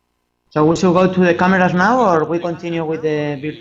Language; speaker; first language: English; non-native, fluent; Spanish